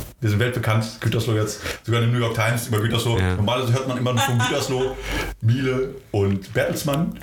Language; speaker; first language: German; early bilingual, other home language; Polish